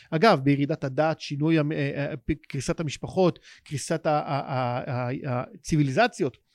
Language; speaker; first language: Hebrew; native; Hebrew